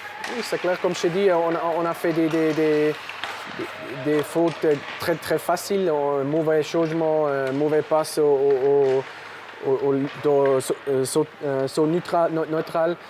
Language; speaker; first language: French; non-native, local second language; German